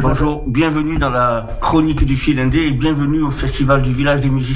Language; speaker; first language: French; native; French